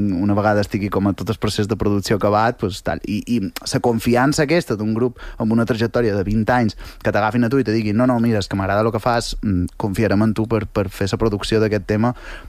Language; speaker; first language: Catalan; native; Catalan